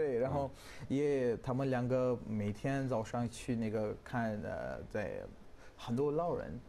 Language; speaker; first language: Chinese; non-native, learner; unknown